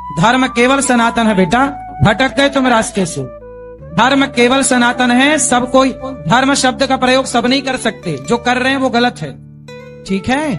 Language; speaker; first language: Hindi; native; Hindi